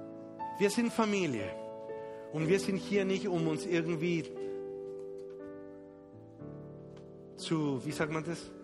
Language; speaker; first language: German; non-native, fluent; Spanish